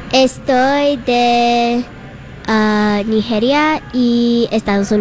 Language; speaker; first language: Spanish; non-native, learner; English